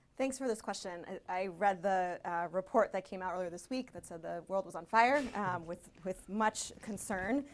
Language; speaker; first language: English; early bilingual, other home language; Spanish